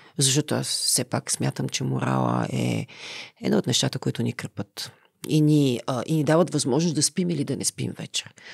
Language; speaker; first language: Bulgarian; native; Bulgarian